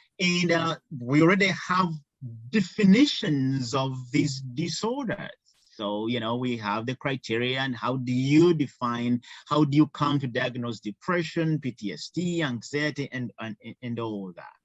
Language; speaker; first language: English; non-native, local second language; Ganda